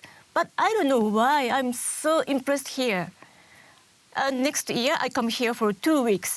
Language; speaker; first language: English; non-native, learner; Japanese